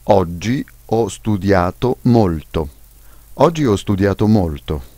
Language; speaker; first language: Italian; non-native, fluent; French